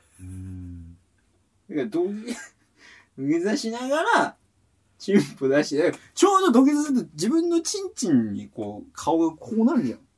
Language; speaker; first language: Japanese; native; Japanese